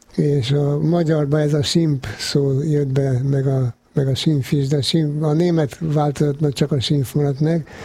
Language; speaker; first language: Hungarian; native; Hungarian